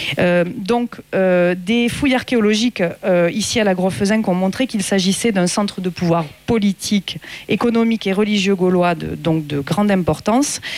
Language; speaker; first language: French; native; French